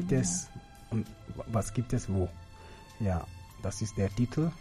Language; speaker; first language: German; non-native, fluent; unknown